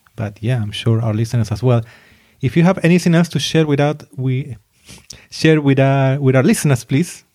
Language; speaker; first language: English; non-native, fluent; Spanish